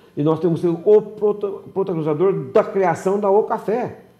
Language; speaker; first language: Portuguese; native; Portuguese